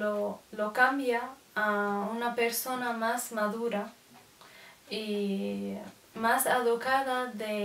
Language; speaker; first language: Spanish; non-native, learner; Arabic